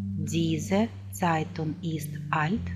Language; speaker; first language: German; non-native, fluent; Ukrainian